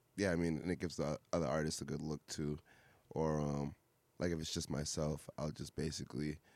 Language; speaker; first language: English; native; English